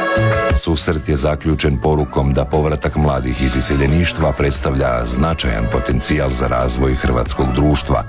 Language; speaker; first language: Croatian; native; Croatian